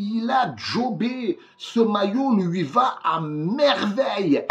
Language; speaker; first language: French; native; French